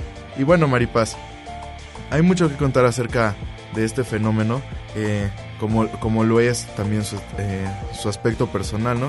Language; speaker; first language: Spanish; native; Spanish